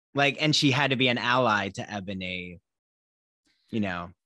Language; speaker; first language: English; native; English